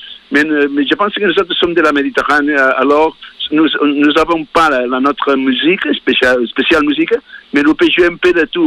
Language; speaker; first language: French; non-native, learner; Spanish